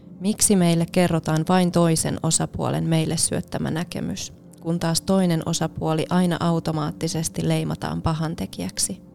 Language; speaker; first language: Finnish; native; Finnish